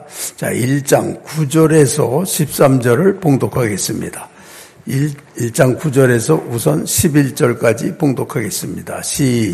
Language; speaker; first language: Korean; native; Korean